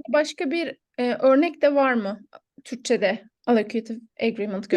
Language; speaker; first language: Turkish; native; Turkish